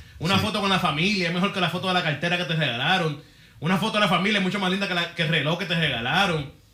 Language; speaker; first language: Spanish; early bilingual, heritage; Spanish